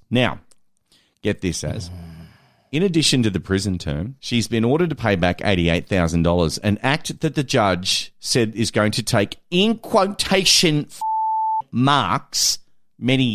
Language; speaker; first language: English; native; English